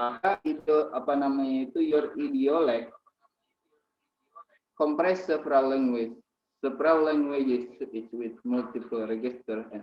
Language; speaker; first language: English; non-native, learner; Indonesian